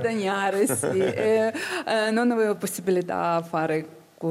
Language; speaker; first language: Italian; non-native, learner; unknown